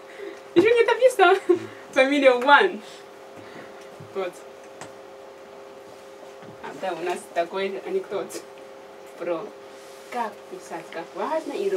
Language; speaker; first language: Russian; non-native, learner; Chinese